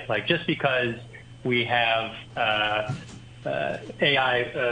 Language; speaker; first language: English; native; English